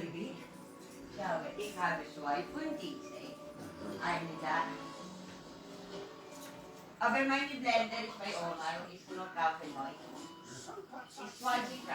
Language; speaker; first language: German; non-native, learner; Filipino